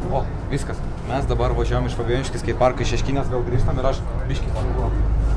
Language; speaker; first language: Lithuanian; non-native, local second language; Russian